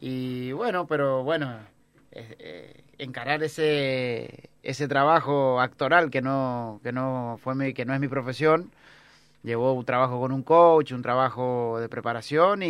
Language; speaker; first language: Spanish; native; Spanish